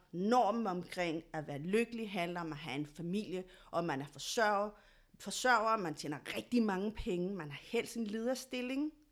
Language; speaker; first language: Danish; early bilingual, other home language; Spanish